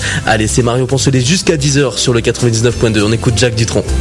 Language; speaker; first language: French; native; French